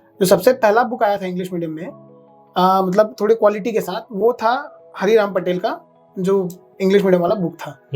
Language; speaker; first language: Hindi; native; Hindi